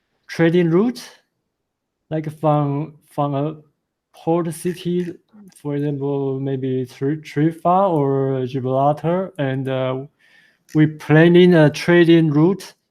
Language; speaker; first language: English; non-native, fluent; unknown